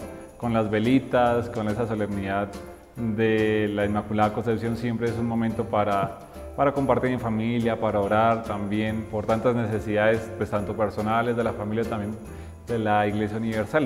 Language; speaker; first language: Spanish; native; Spanish